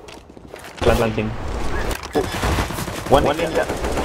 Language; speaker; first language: English; non-native, learner; Spanish